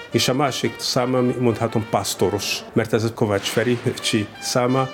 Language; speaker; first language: Hungarian; non-native, fluent; Arabic